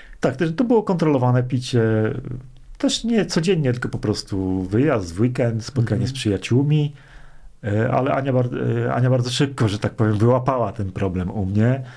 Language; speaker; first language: Polish; native; Polish